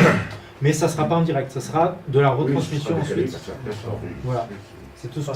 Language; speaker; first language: French; native; French